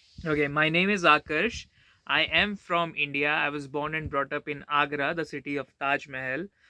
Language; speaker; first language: English; non-native, local second language; Hindi